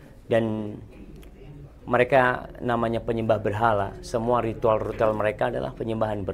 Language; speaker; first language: Indonesian; native; Indonesian